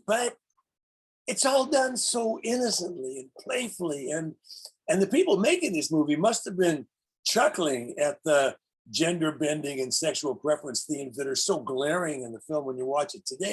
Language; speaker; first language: English; native; English